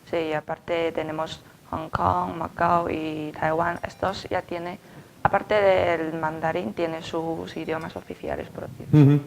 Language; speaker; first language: Spanish; non-native, fluent; Chinese